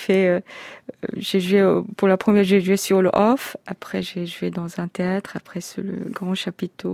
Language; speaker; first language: French; non-native, fluent; Korean